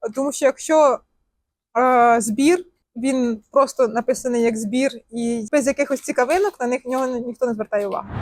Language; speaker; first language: Ukrainian; native; Ukrainian